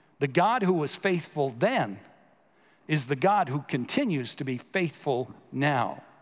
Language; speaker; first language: English; native; English